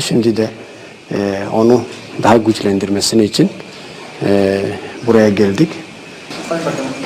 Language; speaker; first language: Turkish; non-native, fluent; Somali